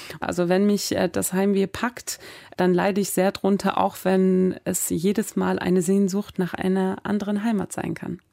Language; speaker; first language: German; early bilingual, other home language; Persian